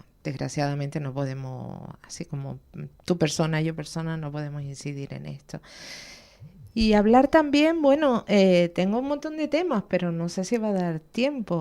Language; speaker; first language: Spanish; native; Spanish